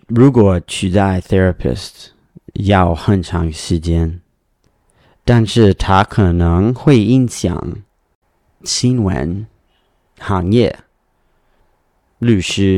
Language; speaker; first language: Chinese; non-native, learner; English